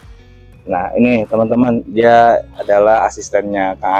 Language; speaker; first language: Indonesian; native; Indonesian